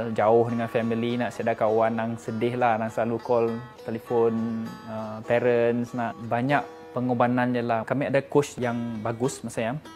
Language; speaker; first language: Malay; native; Malay